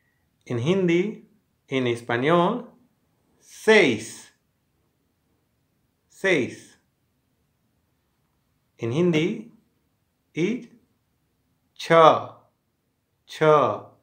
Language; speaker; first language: Spanish; non-native, learner; Hindi